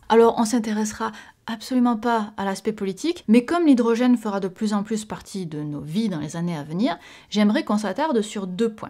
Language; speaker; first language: French; native; French